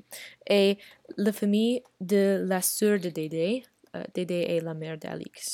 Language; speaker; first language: French; non-native, learner; English